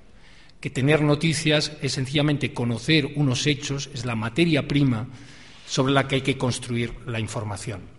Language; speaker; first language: Spanish; native; Spanish